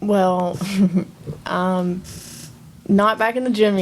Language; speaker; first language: English; native; English